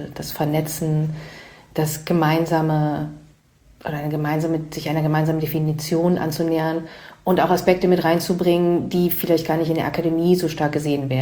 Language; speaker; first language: German; native; German